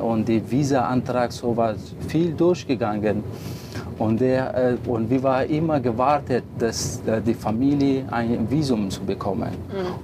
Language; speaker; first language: German; non-native, learner; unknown